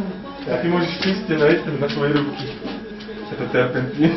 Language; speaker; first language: Russian; non-native, learner; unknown